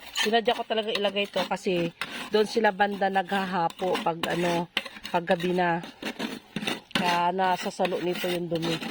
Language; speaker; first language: Filipino; native; Filipino